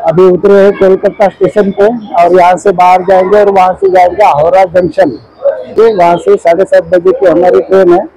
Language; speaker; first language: Hindi; non-native, local second language; Marathi